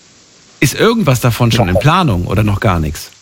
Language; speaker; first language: German; native; German